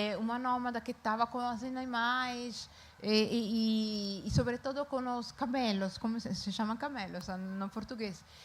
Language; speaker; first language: Portuguese; non-native, fluent; Italian